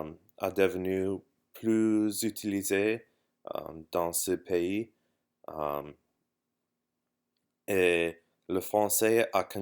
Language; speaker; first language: French; non-native, learner; English